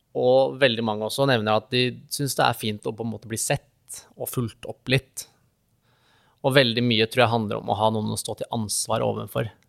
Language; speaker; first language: Norwegian; native; Norwegian